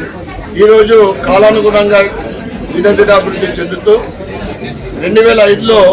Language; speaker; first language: Telugu; native; Telugu